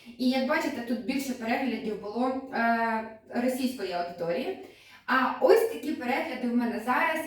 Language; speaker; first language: Ukrainian; non-native, local second language; Russian